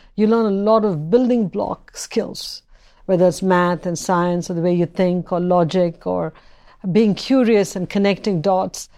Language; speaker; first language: English; non-native, local second language; Tamil